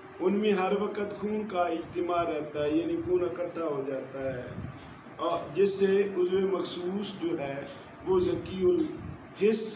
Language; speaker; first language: Urdu; non-native, local second language; Punjabi